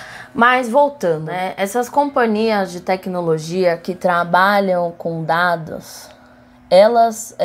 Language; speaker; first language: Portuguese; native; Portuguese